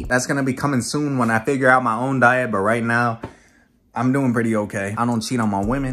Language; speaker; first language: English; native; English